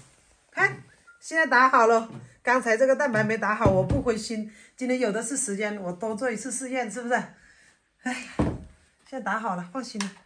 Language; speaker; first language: Chinese; native; Chinese